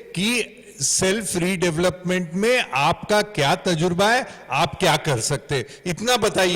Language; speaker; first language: Hindi; non-native, local second language; Marathi